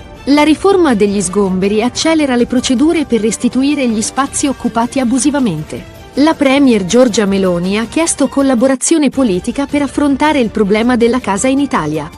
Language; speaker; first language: Italian; native; Italian